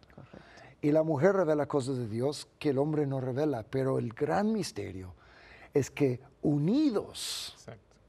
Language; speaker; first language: Spanish; non-native, fluent; English